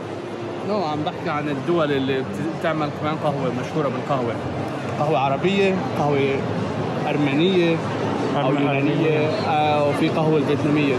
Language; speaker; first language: English; non-native, learner; Arabic